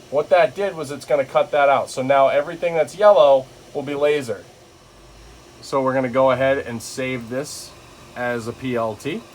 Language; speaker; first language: English; native; English